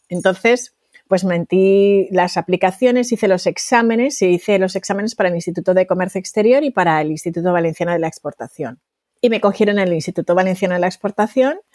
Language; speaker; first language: Spanish; native; Spanish